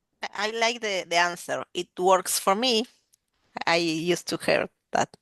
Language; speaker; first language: English; non-native, fluent; Spanish